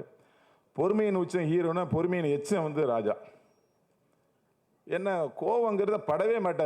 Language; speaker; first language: Tamil; native; Tamil